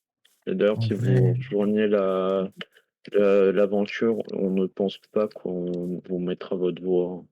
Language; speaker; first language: French; native; French